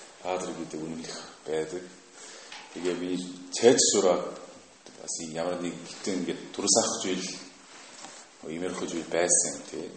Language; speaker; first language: Mongolian; non-native, fluent; Korean